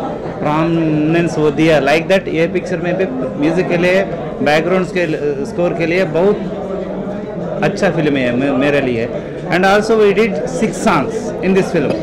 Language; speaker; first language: Hindi; non-native, local second language; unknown